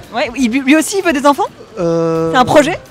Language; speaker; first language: French; native; French